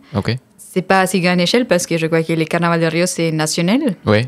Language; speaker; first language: French; non-native, fluent; Spanish